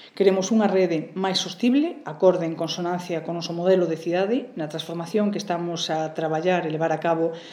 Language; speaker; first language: Galician; non-native, local second language; Spanish